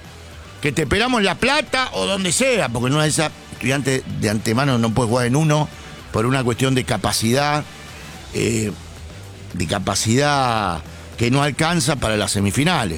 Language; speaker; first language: Spanish; native; Spanish